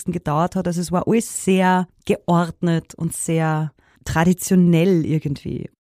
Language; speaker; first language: German; native; German